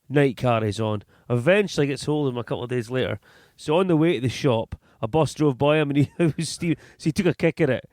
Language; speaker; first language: English; native; English